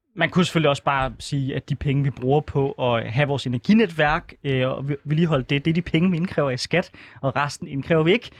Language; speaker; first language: Danish; native; Danish